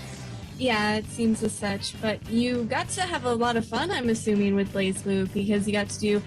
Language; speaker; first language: English; native; English